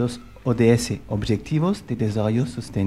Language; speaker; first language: Spanish; non-native, learner; French